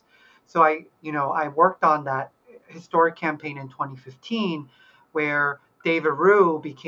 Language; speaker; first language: English; early bilingual, other home language; Korean